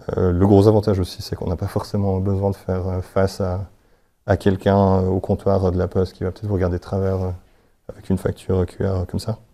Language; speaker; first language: French; native; French